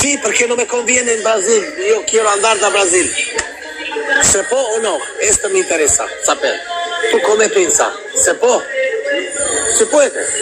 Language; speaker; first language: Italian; non-native, learner; Albanian